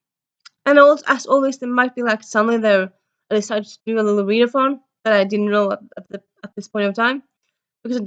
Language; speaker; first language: English; early bilingual, heritage; Norwegian